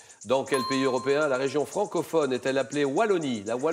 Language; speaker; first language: French; native; French